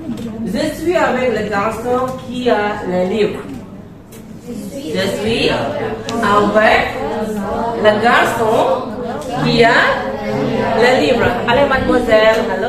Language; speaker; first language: French; non-native, fluent; Indonesian